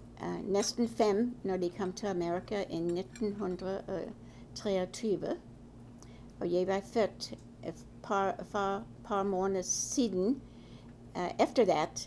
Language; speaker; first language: Norwegian; early bilingual, heritage; Norwegian